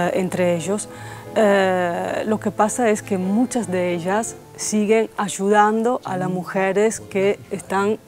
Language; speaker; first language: Spanish; non-native, fluent; Italian